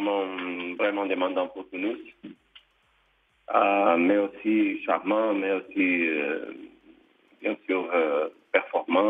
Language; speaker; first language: French; non-native, fluent; Portuguese